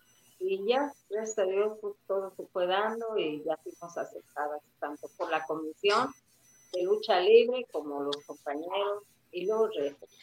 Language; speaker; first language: Spanish; native; Spanish